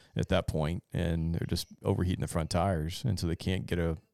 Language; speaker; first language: English; native; English